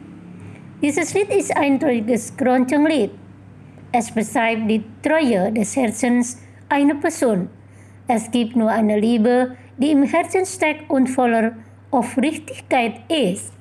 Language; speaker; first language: German; non-native, fluent; Indonesian